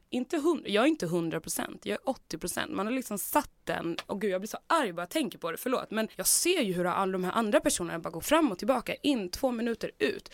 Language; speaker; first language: Swedish; native; Swedish